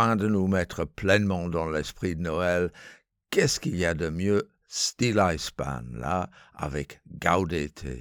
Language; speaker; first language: French; non-native, fluent; English